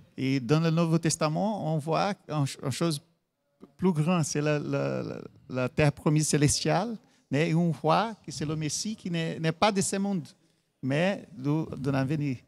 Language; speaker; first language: French; non-native, learner; Portuguese